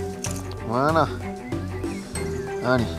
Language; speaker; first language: French; native; French